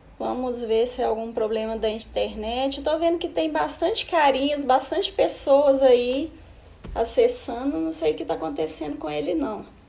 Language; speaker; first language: Portuguese; native; Portuguese